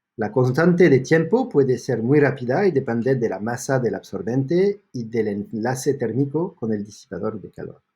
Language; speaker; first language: Spanish; non-native, fluent; French